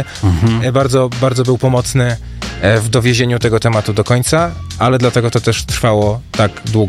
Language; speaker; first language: Polish; native; Polish